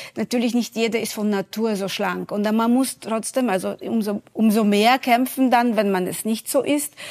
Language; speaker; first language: German; non-native, fluent; Polish